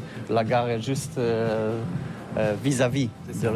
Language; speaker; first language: French; non-native, learner; Polish